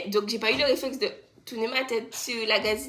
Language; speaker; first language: French; native; French